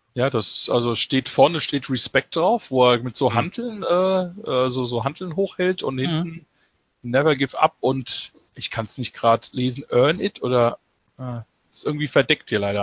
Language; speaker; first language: German; native; German